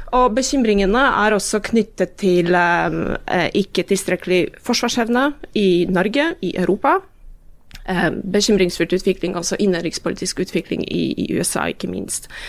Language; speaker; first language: Norwegian; non-native, fluent; Polish